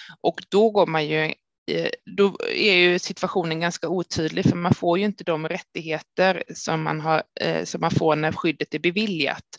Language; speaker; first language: Swedish; native; Swedish